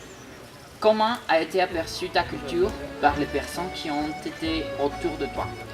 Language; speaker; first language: French; non-native, fluent; Spanish